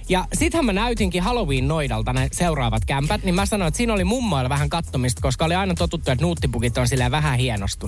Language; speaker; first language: Finnish; native; Finnish